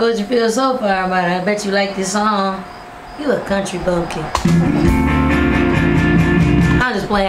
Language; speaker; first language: English; native; English